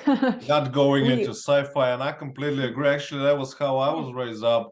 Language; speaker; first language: English; non-native, fluent; Bulgarian